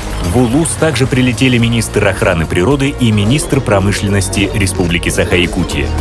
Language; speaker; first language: Russian; native; Russian